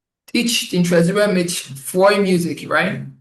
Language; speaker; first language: German; non-native, fluent; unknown